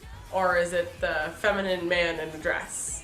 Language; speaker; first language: English; native; English